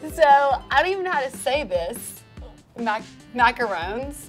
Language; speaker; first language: English; native; English